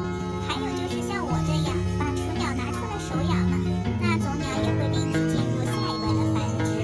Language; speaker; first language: Chinese; native; Chinese